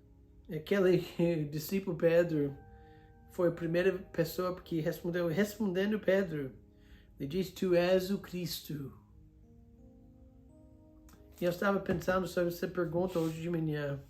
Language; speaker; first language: Portuguese; non-native, fluent; English